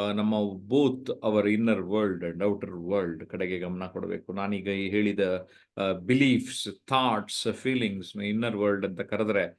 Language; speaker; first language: Kannada; native; Kannada